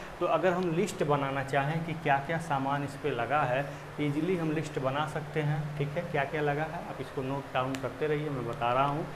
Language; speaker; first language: Hindi; native; Hindi